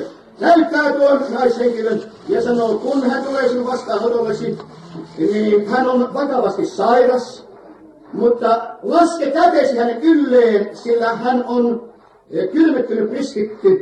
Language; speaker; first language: Finnish; native; Finnish